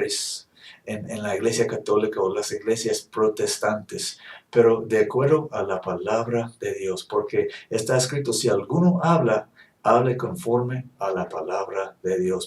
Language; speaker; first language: Spanish; non-native, fluent; English